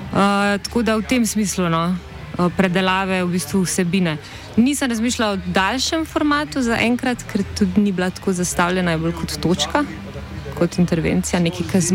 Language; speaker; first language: Slovenian; native; Slovenian